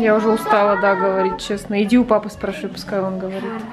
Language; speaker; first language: Russian; native; Russian